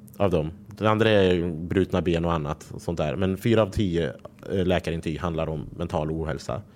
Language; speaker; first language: Swedish; native; Swedish